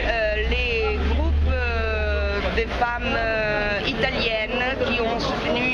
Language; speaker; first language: French; non-native, fluent; Italian